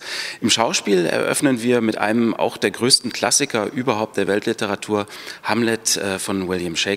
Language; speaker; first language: German; native; German